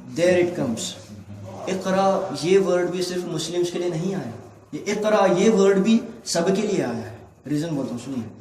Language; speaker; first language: Urdu; native; Urdu